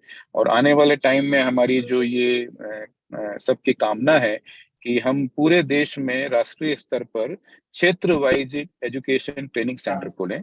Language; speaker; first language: Hindi; native; Hindi